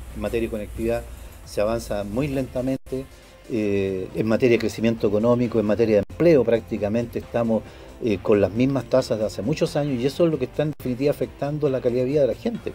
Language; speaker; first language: Spanish; native; Spanish